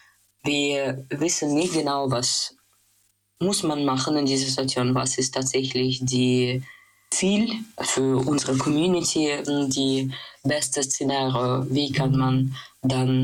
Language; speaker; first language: German; non-native, fluent; Russian